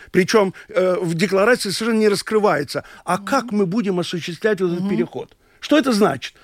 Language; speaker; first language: Russian; non-native, local second language; Latvian